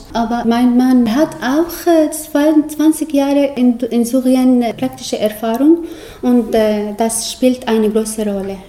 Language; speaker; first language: German; non-native, learner; Arabic